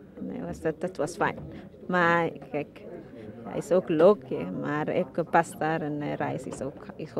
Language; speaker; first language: Dutch; non-native, learner; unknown